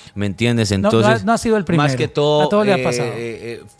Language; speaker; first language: Spanish; non-native, fluent; French